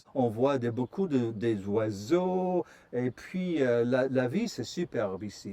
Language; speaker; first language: French; non-native, fluent; English